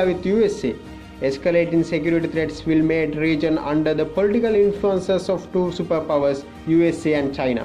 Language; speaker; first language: English; non-native, local second language; Sinhala